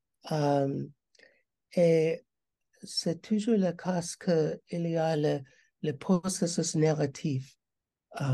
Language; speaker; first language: French; non-native, learner; English